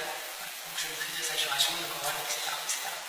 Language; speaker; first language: French; native; French